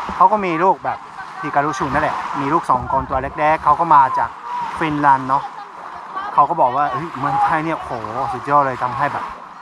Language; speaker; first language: Thai; native; Thai